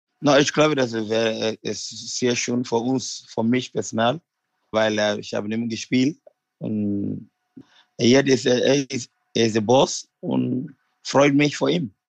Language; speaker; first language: German; non-native, learner; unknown